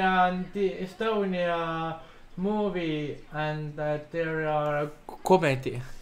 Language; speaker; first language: English; non-native, learner; Estonian